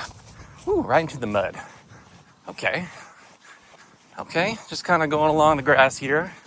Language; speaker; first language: English; native; English